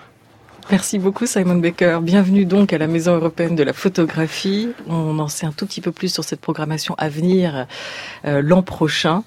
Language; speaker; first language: French; native; French